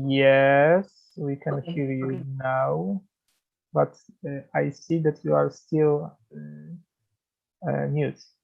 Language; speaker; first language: English; non-native, fluent; Polish